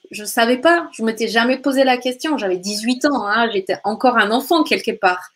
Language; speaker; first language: French; native; French